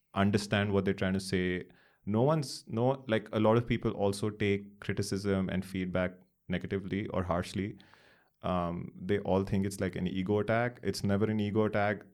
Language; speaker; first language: English; non-native, local second language; Hindi